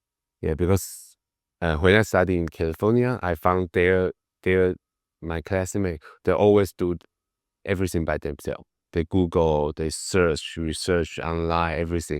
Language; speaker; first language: English; non-native, learner; Chinese